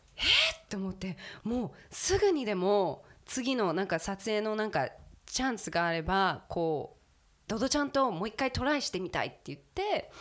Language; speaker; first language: Japanese; early bilingual, heritage; Japanese